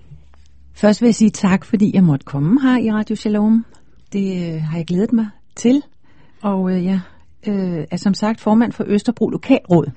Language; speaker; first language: Danish; native; Danish